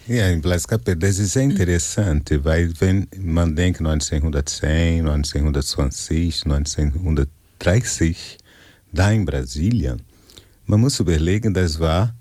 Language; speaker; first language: German; non-native, fluent; Portuguese